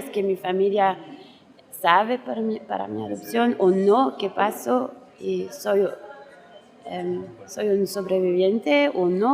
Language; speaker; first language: Spanish; non-native, learner; French